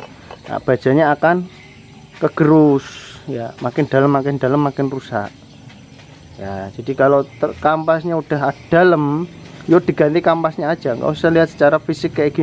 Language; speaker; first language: Indonesian; native; Indonesian